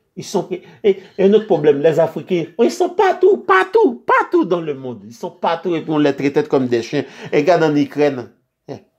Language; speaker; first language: French; non-native, local second language; Haitian Creole